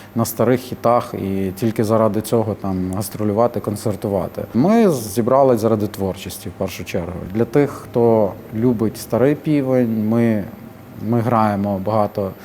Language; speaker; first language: Ukrainian; native; Ukrainian